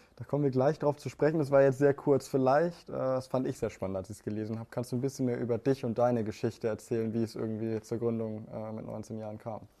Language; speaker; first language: German; native; German